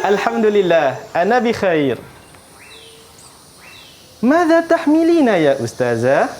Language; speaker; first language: Arabic; non-native, fluent; Malay